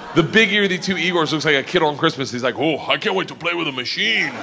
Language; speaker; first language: English; native; English